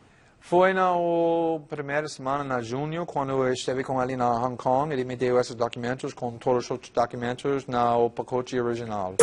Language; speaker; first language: Portuguese; non-native, fluent; English